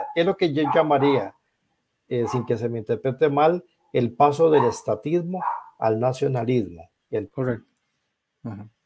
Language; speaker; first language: Spanish; native; Spanish